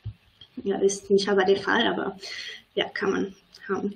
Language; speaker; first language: German; non-native, fluent; French